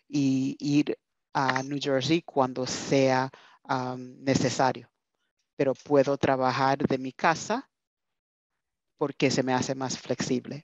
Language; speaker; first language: Spanish; early bilingual, heritage; Spanish